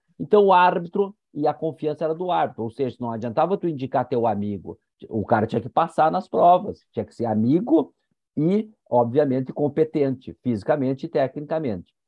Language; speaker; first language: Portuguese; native; Portuguese